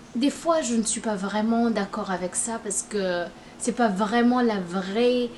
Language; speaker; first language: French; non-native, local second language; Rundi